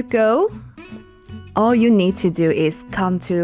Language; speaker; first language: English; non-native, learner; Chinese